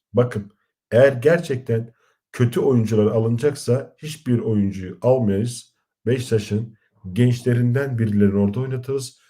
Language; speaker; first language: Turkish; native; Turkish